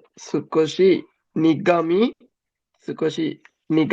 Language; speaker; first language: Japanese; non-native, learner; Sinhala